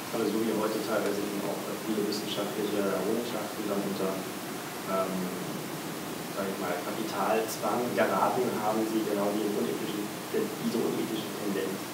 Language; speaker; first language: German; native; German